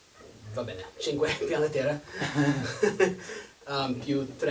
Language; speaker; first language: Italian; non-native, learner; English